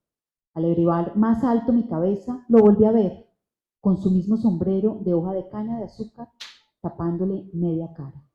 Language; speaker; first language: Spanish; native; Spanish